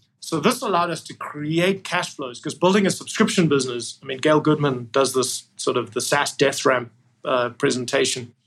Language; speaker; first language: English; native; English